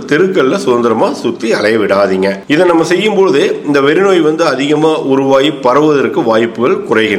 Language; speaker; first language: Tamil; native; Tamil